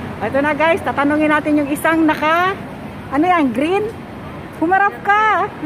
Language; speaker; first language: Filipino; native; Filipino